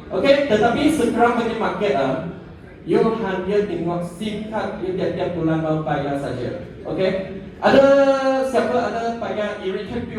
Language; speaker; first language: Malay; non-native, local second language; Chinese